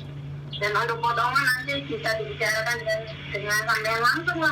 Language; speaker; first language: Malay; non-native, local second language; Javanese